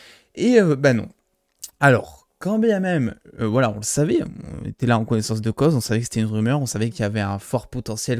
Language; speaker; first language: French; native; French